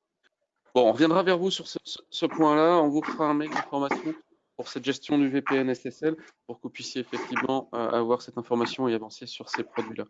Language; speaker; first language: French; native; French